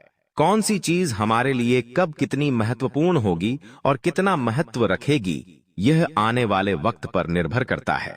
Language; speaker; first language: Hindi; native; Hindi